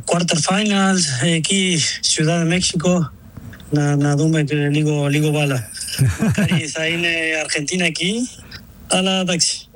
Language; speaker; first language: Greek; non-native, learner; Spanish